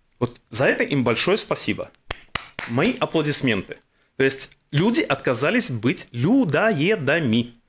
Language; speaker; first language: Russian; native; Russian